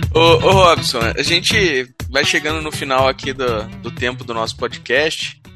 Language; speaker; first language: Portuguese; native; Portuguese